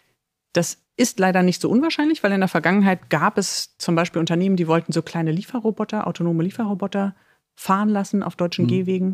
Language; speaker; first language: German; native; German